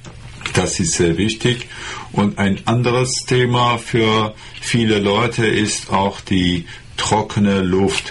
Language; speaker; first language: German; non-native, fluent; Persian